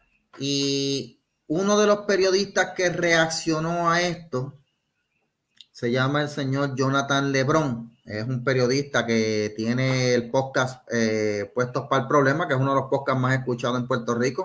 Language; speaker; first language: Spanish; native; Spanish